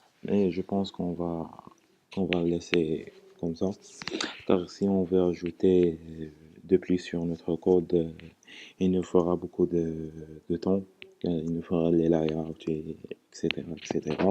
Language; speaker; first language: French; non-native, local second language; Arabic